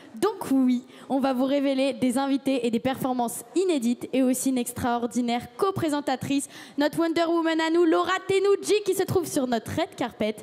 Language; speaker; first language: French; native; French